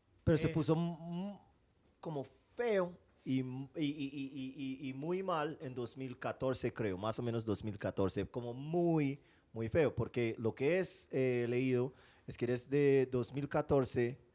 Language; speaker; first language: Spanish; non-native, fluent; English